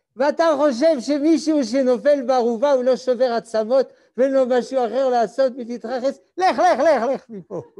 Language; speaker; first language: Hebrew; non-native, fluent; French